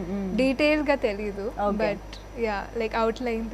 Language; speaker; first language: Telugu; non-native, fluent; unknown